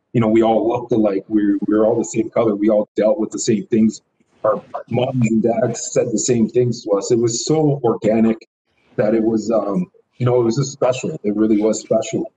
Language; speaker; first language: English; native; English